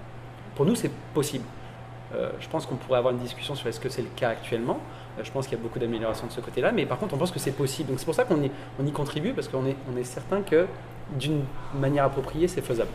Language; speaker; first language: French; native; French